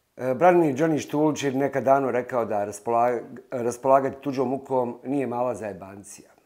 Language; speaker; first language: Bosnian; native; Bosnian